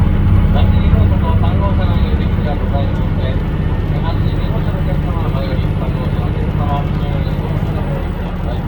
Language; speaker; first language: Japanese; native; Japanese